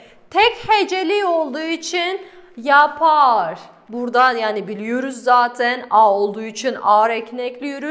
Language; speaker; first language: Turkish; non-native, fluent; Kazakh